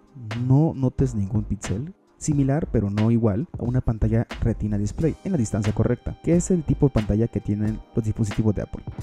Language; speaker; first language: Spanish; native; Spanish